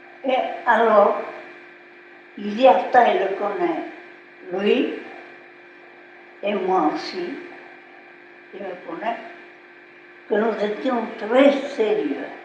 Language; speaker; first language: French; non-native, local second language; Basque